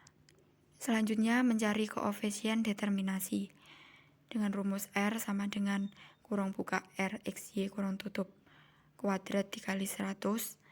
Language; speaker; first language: Indonesian; native; Indonesian